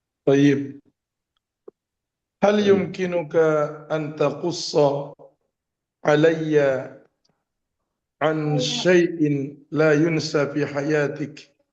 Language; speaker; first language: Arabic; non-native, learner; Indonesian